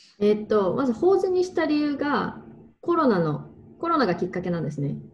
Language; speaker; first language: Japanese; native; Japanese